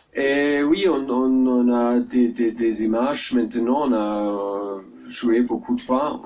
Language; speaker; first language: French; non-native, learner; German